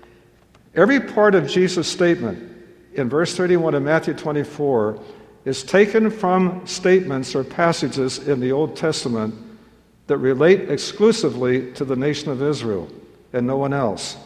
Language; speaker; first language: English; native; English